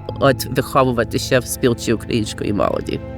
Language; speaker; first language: Ukrainian; early bilingual, heritage; Ukrainian